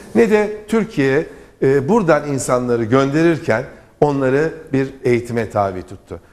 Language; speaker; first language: Turkish; native; Turkish